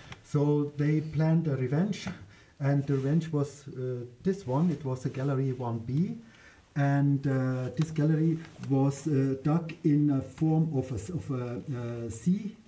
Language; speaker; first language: English; non-native, fluent; German